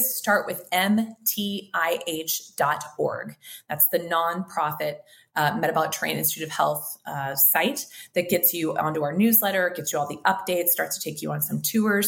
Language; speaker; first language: English; native; English